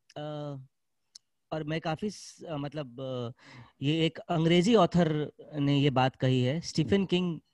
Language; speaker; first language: Hindi; native; Hindi